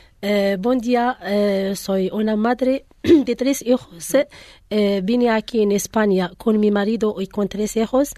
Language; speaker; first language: Spanish; non-native, learner; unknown